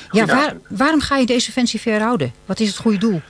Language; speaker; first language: Dutch; native; Dutch